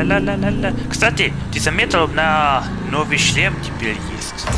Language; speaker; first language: Russian; early bilingual, heritage; Russian